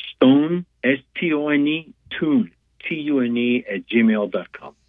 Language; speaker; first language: English; non-native, fluent; Spanish